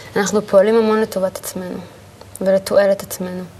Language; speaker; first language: Hebrew; native; Hebrew